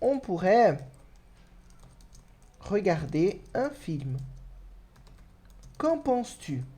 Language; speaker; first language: French; non-native, fluent; Portuguese